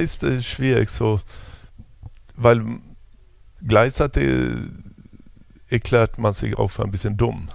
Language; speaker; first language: German; non-native, fluent; Swedish